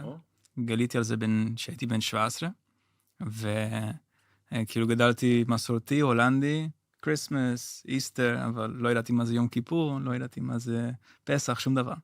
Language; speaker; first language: Hebrew; non-native, fluent; Dutch